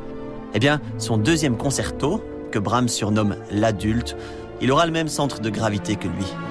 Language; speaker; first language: French; native; French